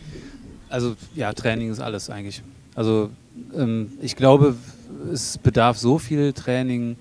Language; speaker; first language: German; native; German